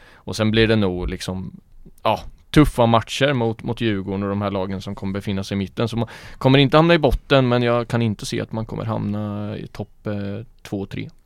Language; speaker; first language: Swedish; native; Swedish